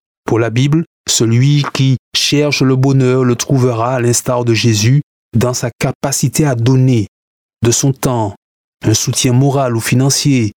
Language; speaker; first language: French; native; French